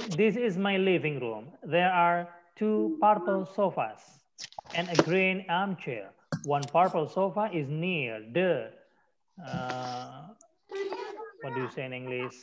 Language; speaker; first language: English; non-native, learner; Indonesian